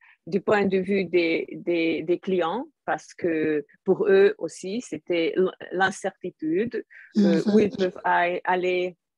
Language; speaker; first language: French; non-native, fluent; Hungarian